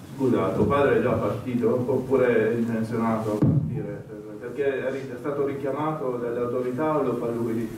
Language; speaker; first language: Italian; native; Italian